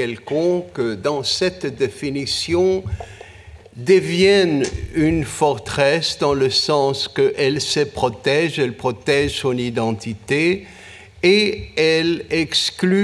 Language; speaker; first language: French; non-native, fluent; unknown